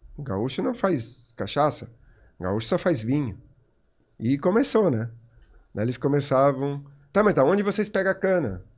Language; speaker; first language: Portuguese; non-native, local second language; German